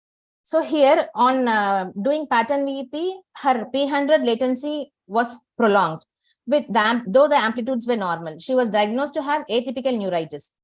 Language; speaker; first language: English; non-native, local second language; Tamil